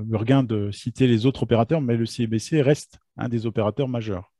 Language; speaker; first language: French; native; French